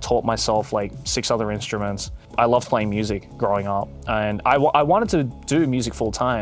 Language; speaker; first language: English; non-native, local second language; Japanese